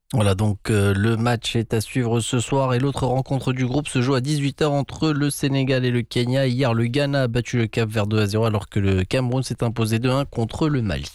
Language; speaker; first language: French; non-native, local second language; Arabic